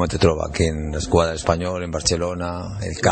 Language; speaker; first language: Italian; non-native, learner; Spanish